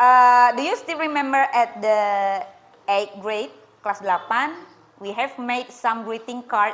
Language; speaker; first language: English; non-native, fluent; Indonesian